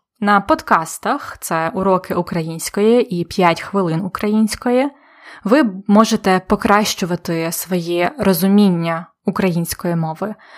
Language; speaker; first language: Ukrainian; native; Ukrainian